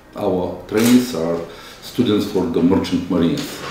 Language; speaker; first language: English; non-native, fluent; Bulgarian